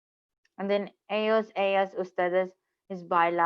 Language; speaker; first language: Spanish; non-native, learner; English